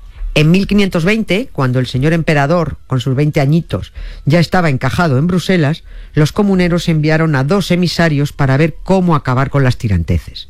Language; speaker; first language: Spanish; native; Spanish